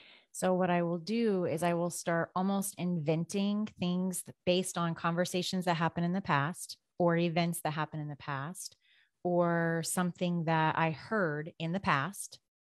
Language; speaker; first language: English; native; English